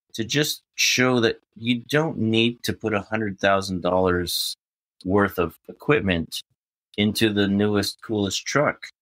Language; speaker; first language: English; native; English